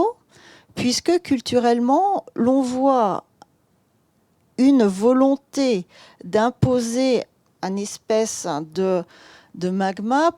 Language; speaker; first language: French; native; French